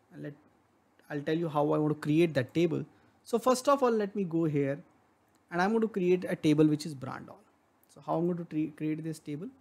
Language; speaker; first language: English; non-native, local second language; Hindi